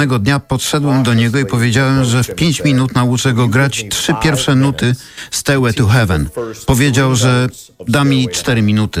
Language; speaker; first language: Polish; native; Polish